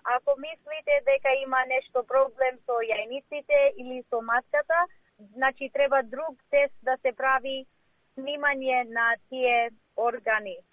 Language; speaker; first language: Macedonian; early bilingual, heritage; Macedonian